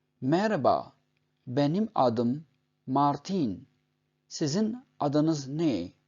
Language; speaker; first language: Turkish; non-native, fluent; Urdu